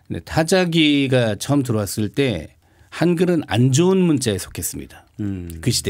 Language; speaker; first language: Korean; native; Korean